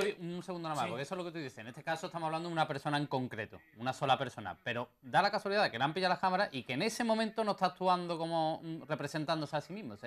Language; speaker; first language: Spanish; native; Spanish